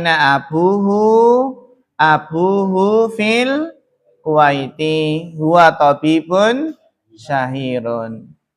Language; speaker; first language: Arabic; non-native, fluent; Indonesian